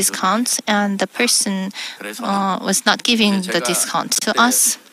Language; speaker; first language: English; non-native, fluent; Korean